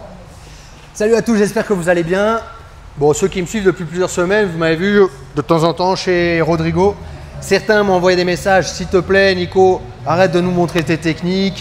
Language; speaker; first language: French; native; French